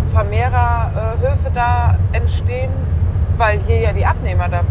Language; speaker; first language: German; native; German